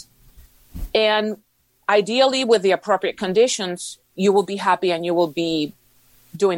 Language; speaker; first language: English; non-native, fluent; Spanish